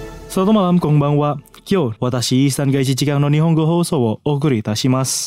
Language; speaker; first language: Japanese; non-native, fluent; Indonesian